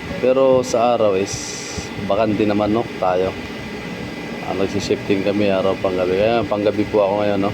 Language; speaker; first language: Filipino; non-native, local second language; Waray